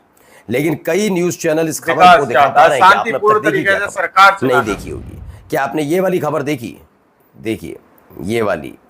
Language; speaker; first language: Hindi; native; Hindi